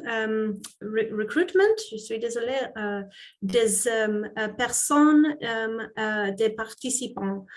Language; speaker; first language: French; non-native, fluent; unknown